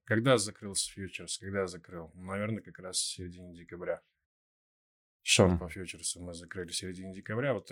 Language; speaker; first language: Russian; native; Russian